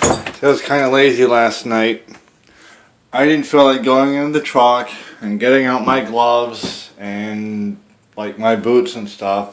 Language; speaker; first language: English; native; English